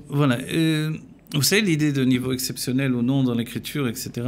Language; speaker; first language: French; native; French